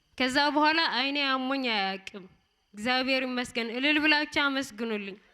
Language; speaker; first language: Amharic; non-native, local second language; Tigrinya